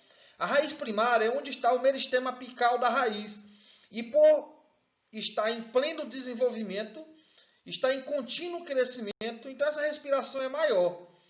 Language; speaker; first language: Portuguese; native; Portuguese